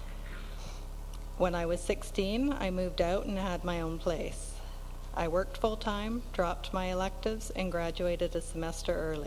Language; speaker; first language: English; native; English